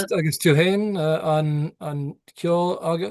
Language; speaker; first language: Irish; non-native, learner; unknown